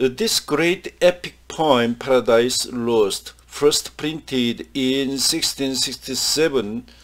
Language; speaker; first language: English; non-native, fluent; Korean